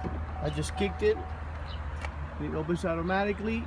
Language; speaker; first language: English; native; English